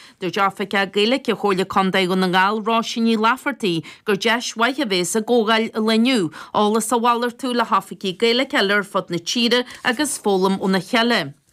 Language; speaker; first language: Irish; native; Irish